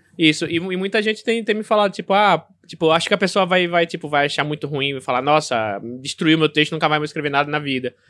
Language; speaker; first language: Portuguese; native; Portuguese